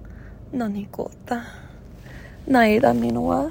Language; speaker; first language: Finnish; non-native, learner; English